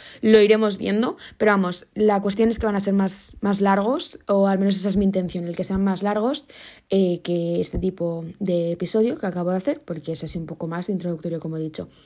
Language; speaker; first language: Spanish; native; Spanish